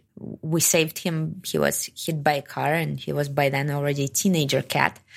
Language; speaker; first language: English; non-native, fluent; Kazakh